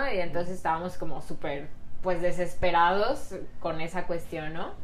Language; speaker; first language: Spanish; native; Spanish